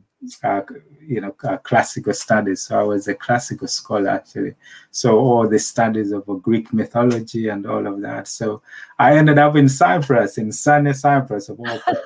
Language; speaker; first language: English; non-native, local second language; Nyanja